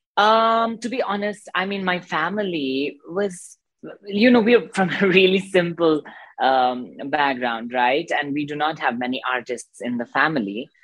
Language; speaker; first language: English; non-native, local second language; Nepali